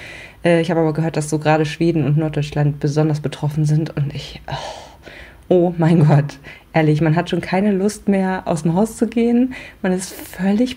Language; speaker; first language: German; native; German